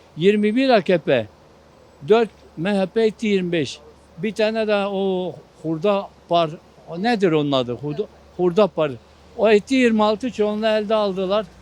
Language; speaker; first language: Turkish; non-native, local second language; Kurdish